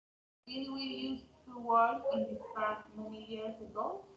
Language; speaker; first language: English; non-native, learner; Spanish